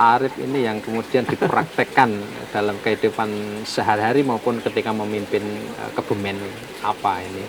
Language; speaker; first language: Indonesian; native; Indonesian